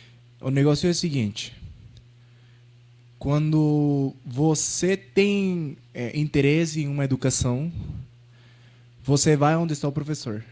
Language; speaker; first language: Portuguese; non-native, fluent; Spanish